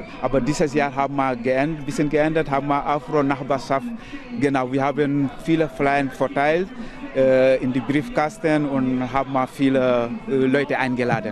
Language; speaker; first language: German; non-native, learner; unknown